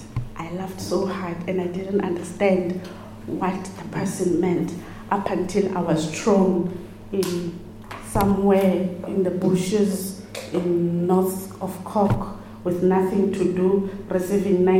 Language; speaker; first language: English; non-native, local second language; Xhosa